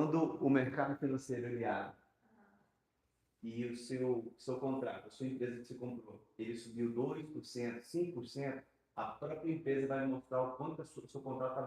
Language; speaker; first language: Portuguese; native; Portuguese